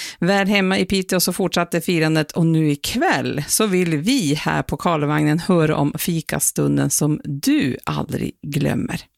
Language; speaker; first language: Swedish; native; Swedish